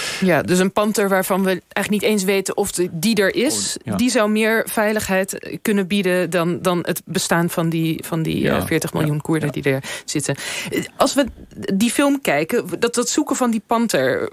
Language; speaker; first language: Dutch; native; Dutch